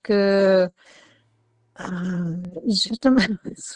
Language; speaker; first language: French; non-native, learner; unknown